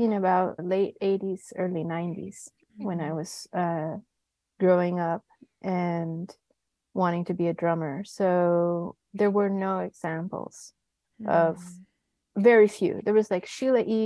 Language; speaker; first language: English; native; English